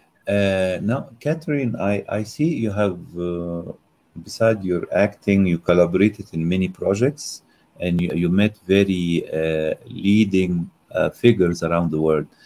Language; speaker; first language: English; non-native, fluent; Arabic